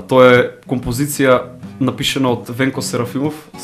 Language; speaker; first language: Macedonian; native; Macedonian